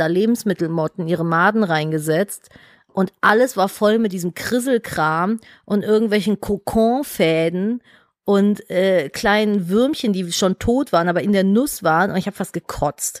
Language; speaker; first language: German; native; German